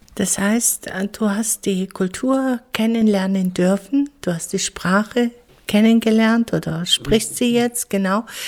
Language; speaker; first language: German; native; German